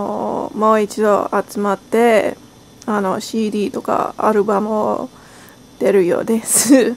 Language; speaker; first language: Japanese; non-native, learner; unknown